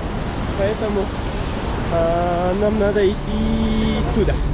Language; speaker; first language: Russian; non-native, learner; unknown